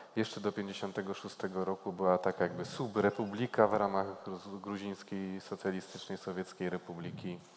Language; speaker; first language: Polish; native; Polish